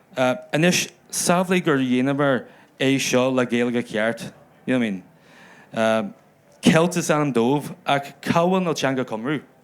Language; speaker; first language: Irish; non-native, local second language; English